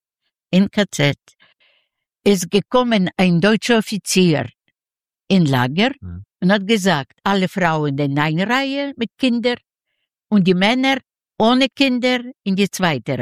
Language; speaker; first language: German; non-native, learner; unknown